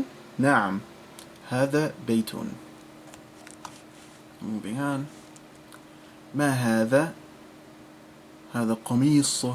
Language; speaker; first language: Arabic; non-native, fluent; English